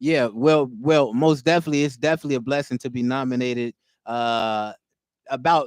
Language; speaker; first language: English; native; English